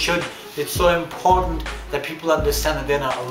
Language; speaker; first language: English; native; English